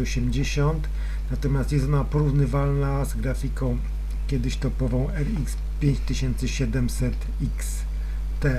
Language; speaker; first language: Polish; native; Polish